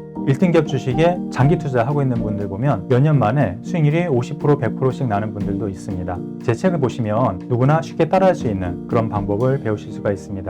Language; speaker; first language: Korean; native; Korean